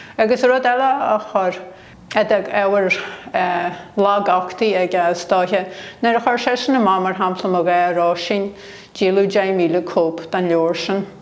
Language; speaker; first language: Irish; native; Irish